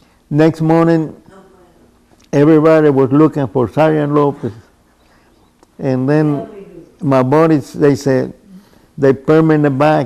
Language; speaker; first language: English; non-native, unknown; Spanish